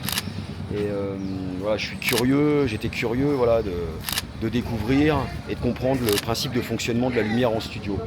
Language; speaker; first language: French; native; French